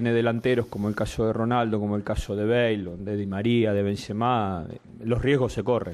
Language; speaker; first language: Spanish; native; Spanish